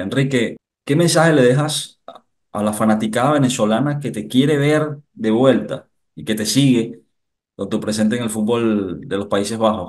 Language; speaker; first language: Spanish; native; Spanish